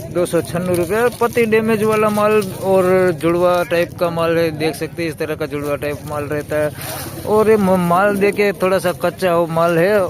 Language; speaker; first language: Hindi; non-native, local second language; Gujarati